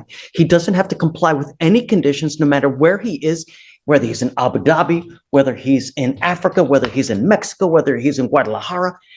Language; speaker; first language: English; native; English